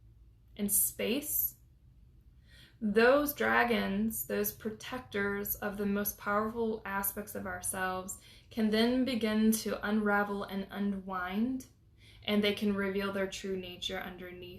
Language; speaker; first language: English; native; English